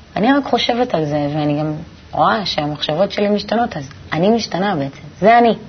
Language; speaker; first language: Hebrew; native; Hebrew